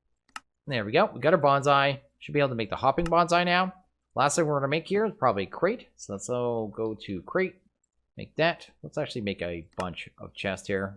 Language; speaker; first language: English; native; English